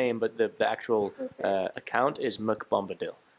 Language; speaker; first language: English; native; English